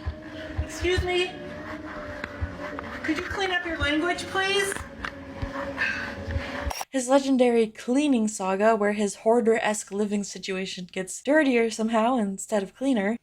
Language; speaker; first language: English; native; English